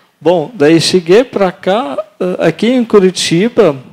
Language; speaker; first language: Portuguese; non-native, learner; Arabic